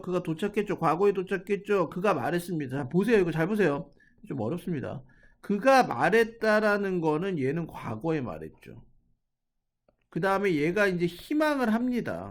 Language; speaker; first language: Korean; native; Korean